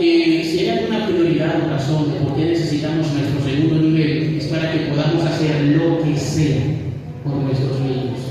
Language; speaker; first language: Spanish; native; Spanish